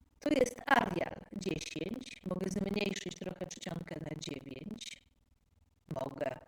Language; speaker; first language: Polish; native; Polish